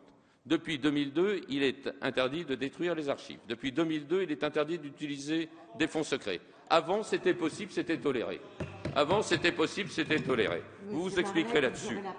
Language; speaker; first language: French; native; French